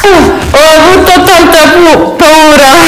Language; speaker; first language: Italian; non-native, learner; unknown